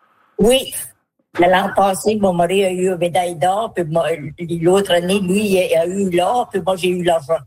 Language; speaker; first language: French; native; French